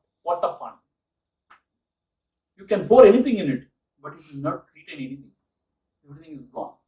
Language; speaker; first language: English; non-native, local second language; Tamil